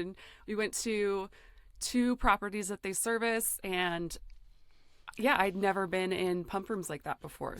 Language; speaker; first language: English; native; English